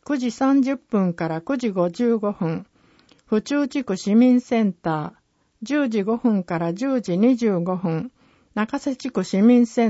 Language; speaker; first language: Japanese; native; Japanese